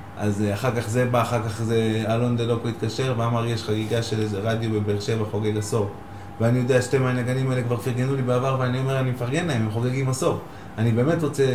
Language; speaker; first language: Hebrew; native; Hebrew